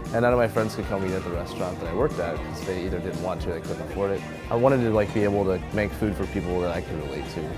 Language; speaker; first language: English; native; English